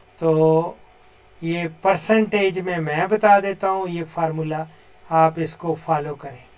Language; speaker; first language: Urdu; non-native, local second language; Punjabi